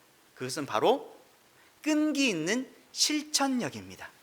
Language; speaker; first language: Korean; native; Korean